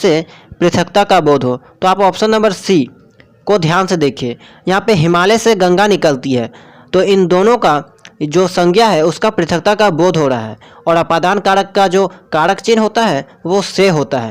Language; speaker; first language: Hindi; native; Hindi